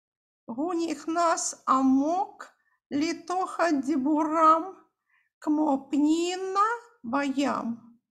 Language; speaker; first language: Hebrew; non-native, fluent; Russian